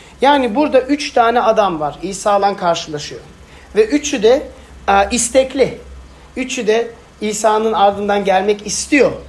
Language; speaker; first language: Turkish; non-native, fluent; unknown